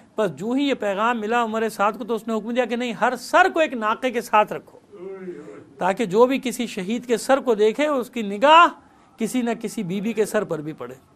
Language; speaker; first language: Urdu; native; Urdu